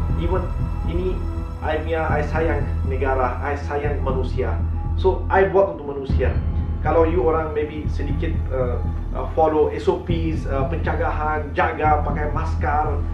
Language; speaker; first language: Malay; non-native, learner; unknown